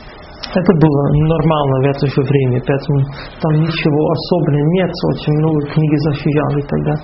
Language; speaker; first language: Russian; non-native, fluent; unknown